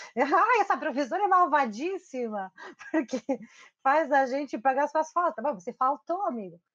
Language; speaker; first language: Portuguese; non-native, fluent; Spanish